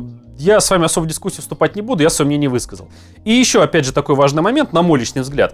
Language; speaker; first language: Russian; native; Russian